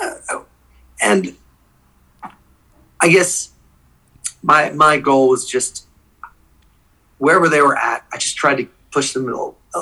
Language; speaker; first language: English; native; English